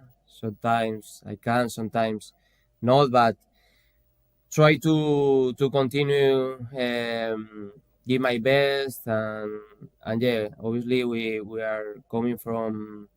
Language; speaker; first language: English; non-native, fluent; Spanish